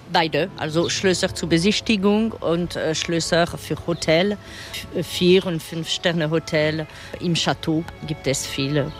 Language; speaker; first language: German; non-native, fluent; French